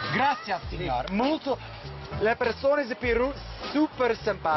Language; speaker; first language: Spanish; non-native, learner; Dutch